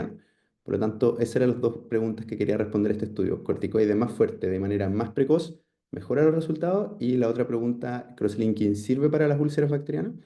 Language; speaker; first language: Spanish; native; Spanish